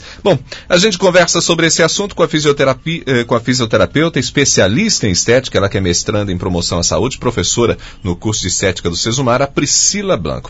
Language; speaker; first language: Portuguese; native; Portuguese